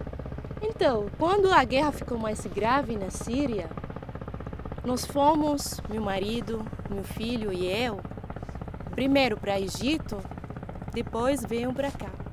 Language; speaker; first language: Portuguese; non-native, fluent; Arabic